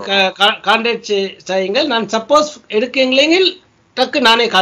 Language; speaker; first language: Tamil; early bilingual, heritage; Tamil